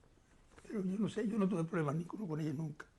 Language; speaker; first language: Spanish; native; Spanish